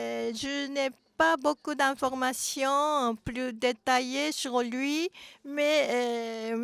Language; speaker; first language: French; non-native, fluent; Japanese